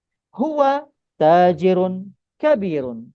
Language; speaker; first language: Arabic; non-native, fluent; Indonesian